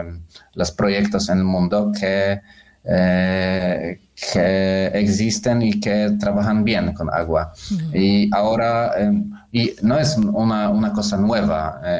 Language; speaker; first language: Spanish; non-native, learner; Polish